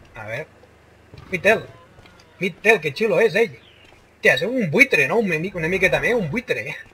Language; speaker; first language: Spanish; non-native, local second language; Catalan